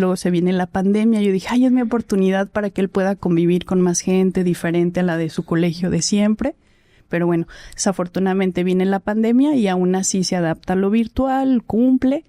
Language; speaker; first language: Spanish; native; Spanish